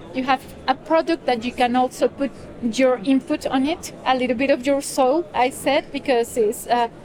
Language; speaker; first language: English; non-native, fluent; Spanish